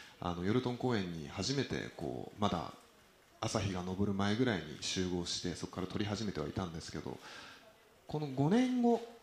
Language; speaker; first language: Japanese; native; Japanese